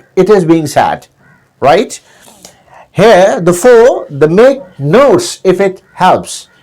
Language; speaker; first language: English; non-native, local second language; Urdu